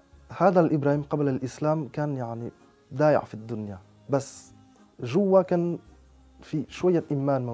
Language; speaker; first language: Arabic; non-native, fluent; French